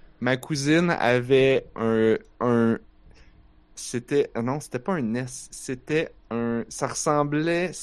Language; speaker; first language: French; native; French